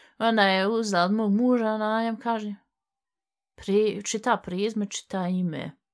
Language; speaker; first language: Bosnian; early bilingual, heritage; Bosnian